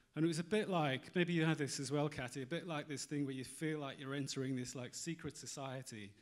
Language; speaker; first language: English; native; English